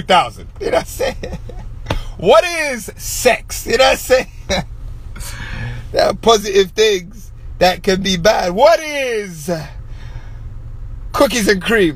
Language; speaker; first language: English; native; English